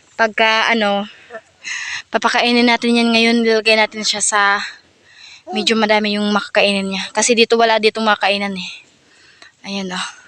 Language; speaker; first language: Filipino; non-native, local second language; Cebuano